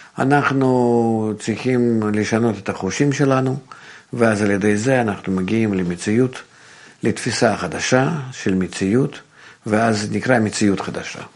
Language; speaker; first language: Hebrew; non-native, fluent; Russian